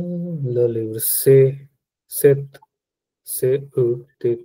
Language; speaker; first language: French; non-native, learner; Punjabi